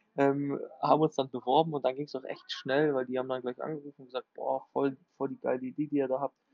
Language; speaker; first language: German; native; German